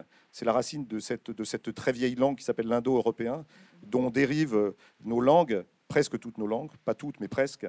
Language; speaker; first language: French; native; French